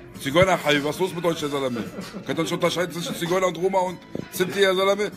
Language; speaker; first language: German; early bilingual, other home language; Arabic